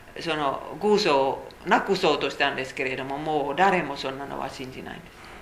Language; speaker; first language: Japanese; non-native, fluent; Finnish